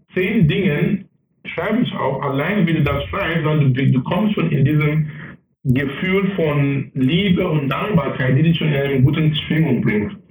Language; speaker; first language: German; non-native, fluent; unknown